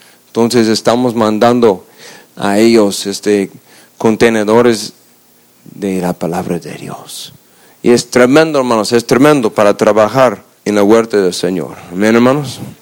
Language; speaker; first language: Spanish; non-native, fluent; English